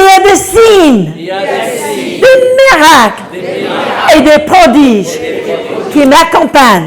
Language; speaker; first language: French; non-native, fluent; English